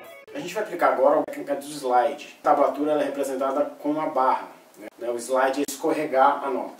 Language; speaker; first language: Portuguese; native; Portuguese